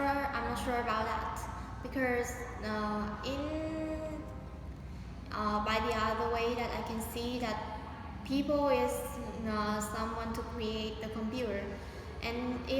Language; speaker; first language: English; non-native, learner; Vietnamese